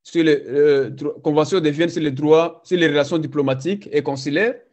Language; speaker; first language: French; non-native, local second language; Swahili